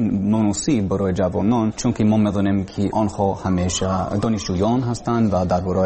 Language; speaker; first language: Persian; non-native, learner; English